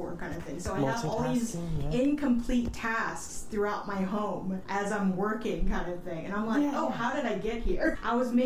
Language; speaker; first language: English; native; English